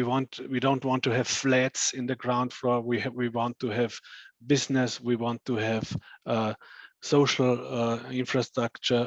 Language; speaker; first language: English; non-native, fluent; German